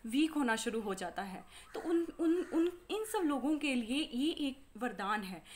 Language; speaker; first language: Hindi; non-native, local second language; Punjabi